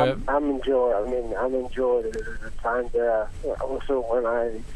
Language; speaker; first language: English; non-native, learner; Italian